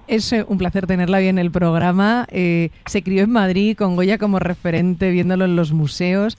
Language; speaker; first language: Spanish; native; Spanish